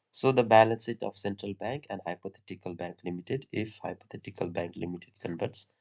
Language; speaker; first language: English; non-native, local second language; Nepali